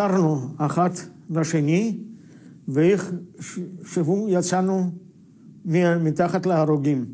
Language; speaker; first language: Hebrew; non-native, fluent; Yiddish